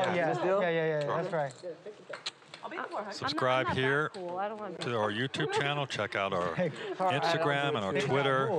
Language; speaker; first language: English; native; English